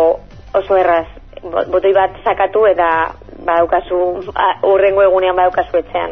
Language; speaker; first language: Basque; non-native, local second language; Spanish